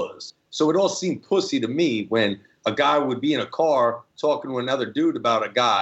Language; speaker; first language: English; native; English